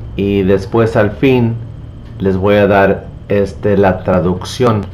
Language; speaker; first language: Spanish; native; Spanish